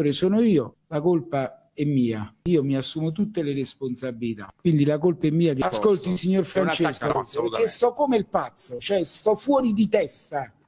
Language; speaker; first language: Italian; native; Italian